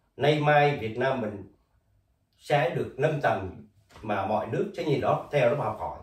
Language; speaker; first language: Vietnamese; native; Vietnamese